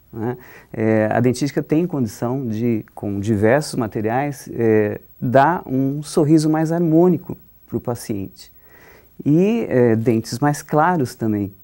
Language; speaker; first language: Portuguese; native; Portuguese